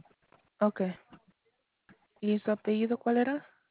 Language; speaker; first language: Spanish; early bilingual, heritage; Spanish